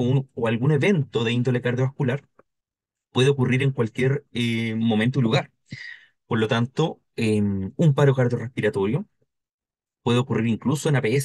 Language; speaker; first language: Spanish; native; Spanish